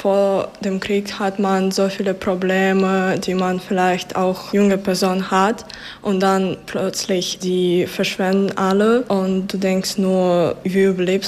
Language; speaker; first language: German; early bilingual, other home language; Ukrainian